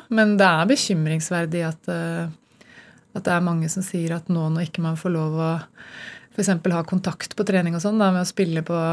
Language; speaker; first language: Norwegian; native; Norwegian